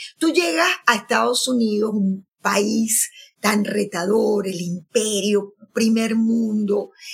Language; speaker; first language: Spanish; native; Spanish